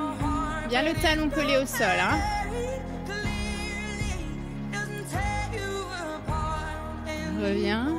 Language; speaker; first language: French; native; French